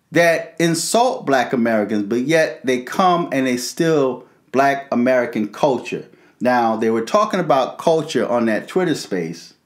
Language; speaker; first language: English; native; English